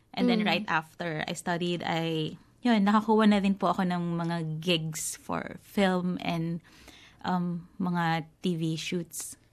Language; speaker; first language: Filipino; native; Filipino